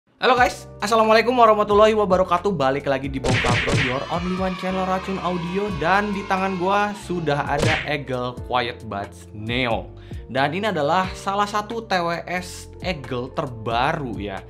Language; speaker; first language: Indonesian; native; Indonesian